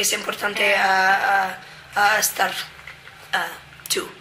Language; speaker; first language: Spanish; non-native, learner; English